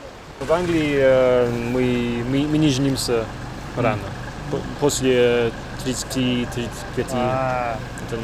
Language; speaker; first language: Russian; non-native, learner; English